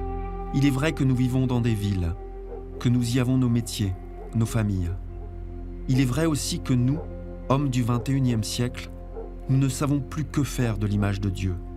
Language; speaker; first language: French; native; French